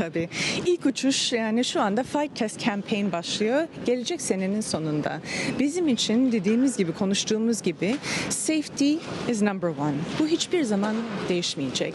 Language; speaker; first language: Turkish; early bilingual, heritage; Turkish